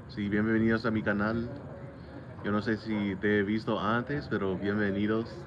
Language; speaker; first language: Spanish; non-native, fluent; English